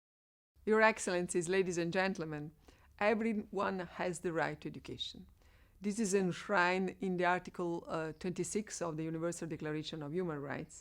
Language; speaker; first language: English; non-native, fluent; Italian